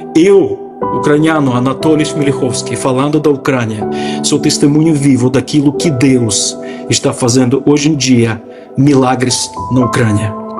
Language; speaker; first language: Portuguese; non-native, fluent; Ukrainian